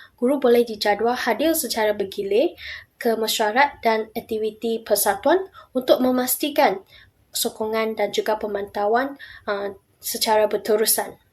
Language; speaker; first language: Malay; non-native, local second language; Chinese